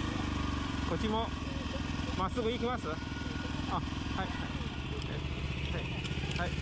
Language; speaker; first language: Japanese; non-native, learner; Chinese